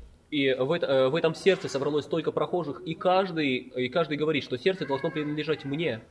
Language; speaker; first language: Russian; native; Russian